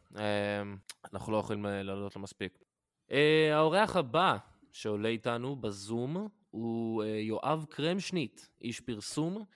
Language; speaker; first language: Hebrew; native; Hebrew